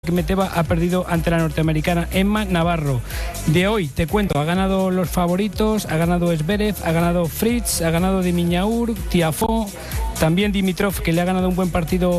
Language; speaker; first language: Spanish; native; Spanish